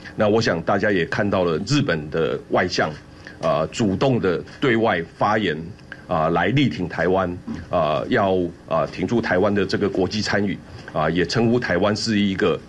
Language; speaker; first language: Chinese; native; Chinese